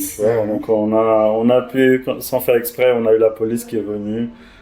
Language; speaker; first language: French; non-native, fluent; Portuguese